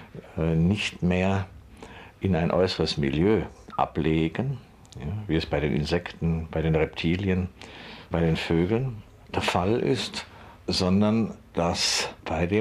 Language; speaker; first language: German; native; German